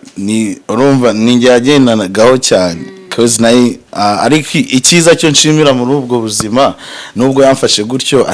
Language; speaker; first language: Kinyarwanda; early bilingual, heritage; Kinyarwanda